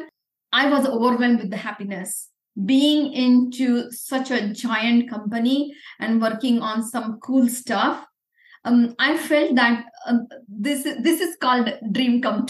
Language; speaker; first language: English; non-native, local second language; Marathi